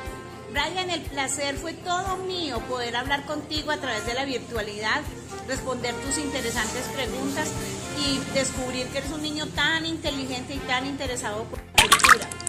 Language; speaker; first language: Spanish; native; Spanish